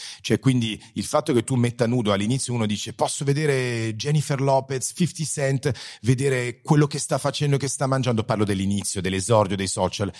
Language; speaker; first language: Italian; early bilingual, heritage; Italian